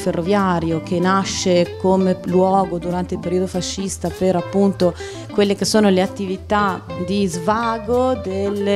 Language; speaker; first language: Italian; native; Italian